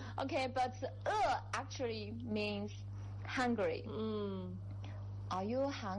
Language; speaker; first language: English; non-native, fluent; Chinese